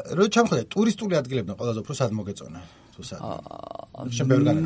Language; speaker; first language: Georgian; native; Georgian